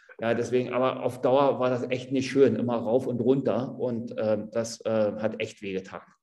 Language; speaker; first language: German; native; German